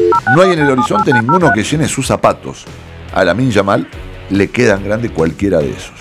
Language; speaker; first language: Spanish; native; Spanish